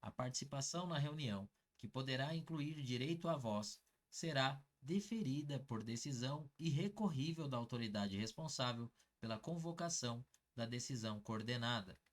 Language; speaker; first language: Portuguese; native; Portuguese